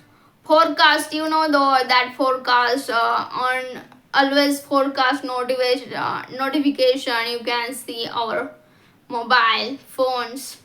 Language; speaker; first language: English; non-native, learner; Hindi